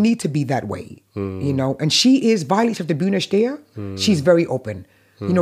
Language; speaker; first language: English; native; English